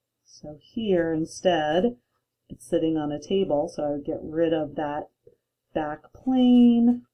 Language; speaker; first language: English; native; English